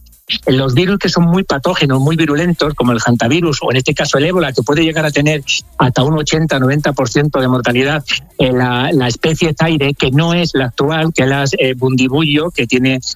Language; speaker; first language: Spanish; native; Spanish